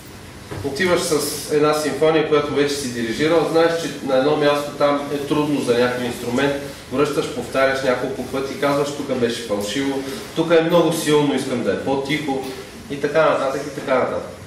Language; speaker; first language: Bulgarian; native; Bulgarian